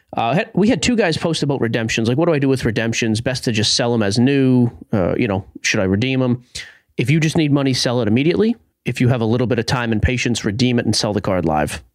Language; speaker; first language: English; native; English